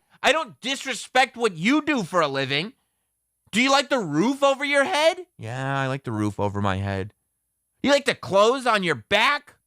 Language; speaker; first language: English; native; English